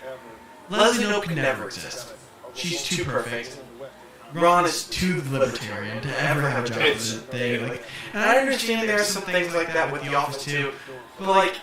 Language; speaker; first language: English; native; English